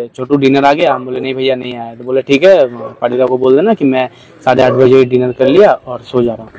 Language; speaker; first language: Hindi; non-native, local second language; Bangla